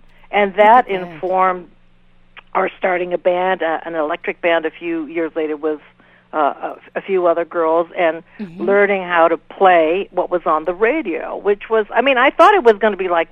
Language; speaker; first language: English; native; English